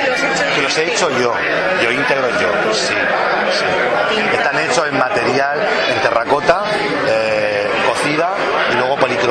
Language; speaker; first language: Spanish; native; Spanish